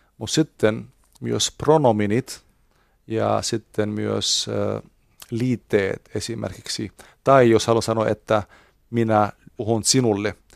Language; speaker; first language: Finnish; non-native, fluent; Arabic